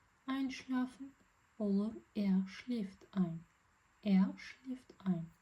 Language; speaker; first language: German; non-native, fluent; Azerbaijani